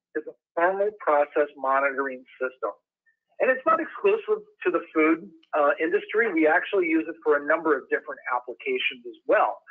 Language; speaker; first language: English; native; English